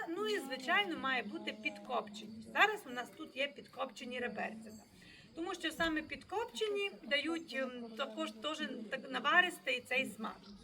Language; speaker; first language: Ukrainian; native; Ukrainian